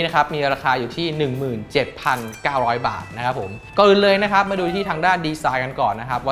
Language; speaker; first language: Thai; native; Thai